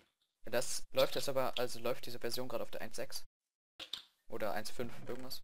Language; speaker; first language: German; native; German